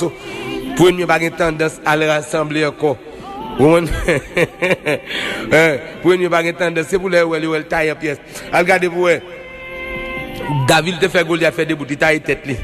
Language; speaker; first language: French; non-native, local second language; Haitian Creole